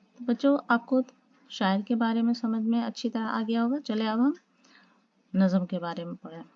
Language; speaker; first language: Urdu; native; Urdu